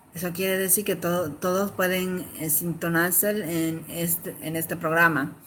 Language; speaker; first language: Spanish; early bilingual, other home language; English